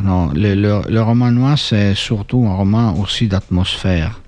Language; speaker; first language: French; non-native, learner; Italian